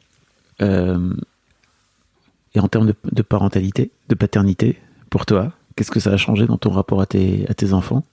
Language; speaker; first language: French; native; French